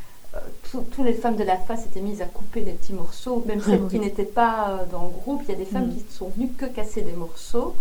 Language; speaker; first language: French; native; French